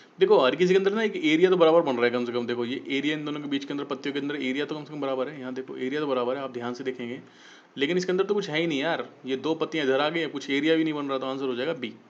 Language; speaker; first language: Hindi; native; Hindi